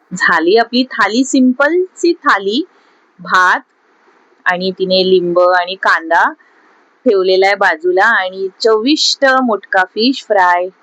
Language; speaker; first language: Marathi; non-native, local second language; Urdu